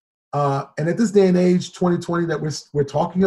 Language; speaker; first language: English; native; English